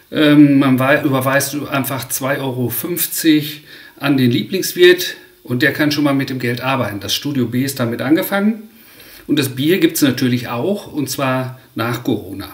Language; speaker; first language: German; native; German